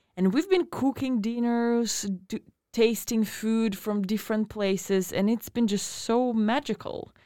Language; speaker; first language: English; non-native, fluent; Russian